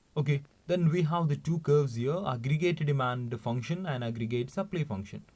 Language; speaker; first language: English; non-native, local second language; Malayalam